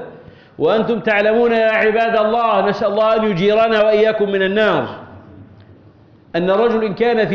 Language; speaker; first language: Arabic; native; Arabic